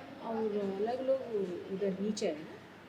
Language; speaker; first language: Hindi; non-native, local second language; Telugu